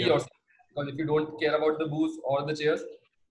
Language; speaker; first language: English; non-native, local second language; Hindi